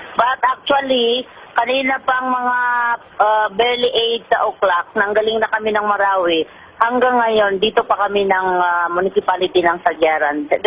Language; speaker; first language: Filipino; non-native, local second language; Maranao